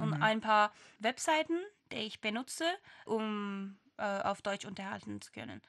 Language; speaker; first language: German; non-native, fluent; Turkish